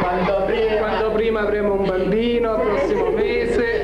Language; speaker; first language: Italian; native; Italian